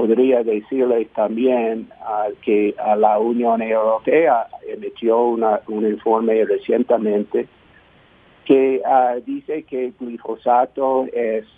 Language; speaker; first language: Spanish; non-native, fluent; English